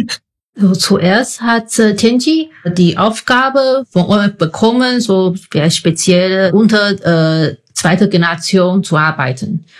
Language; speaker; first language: German; non-native, fluent; Chinese